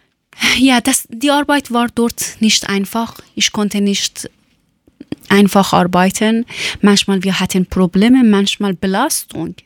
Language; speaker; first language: German; non-native, learner; Persian